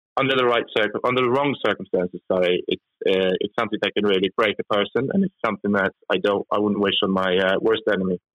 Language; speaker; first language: English; non-native, fluent; Norwegian